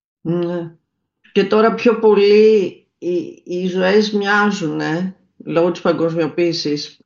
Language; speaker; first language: Greek; native; Greek